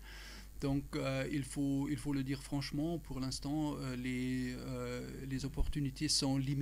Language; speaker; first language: French; non-native, fluent; German